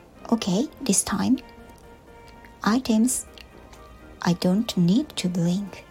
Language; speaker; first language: English; non-native, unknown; Japanese